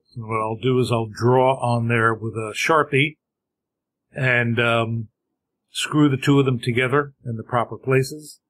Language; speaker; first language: English; native; English